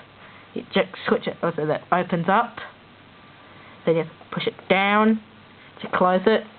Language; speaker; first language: English; native; English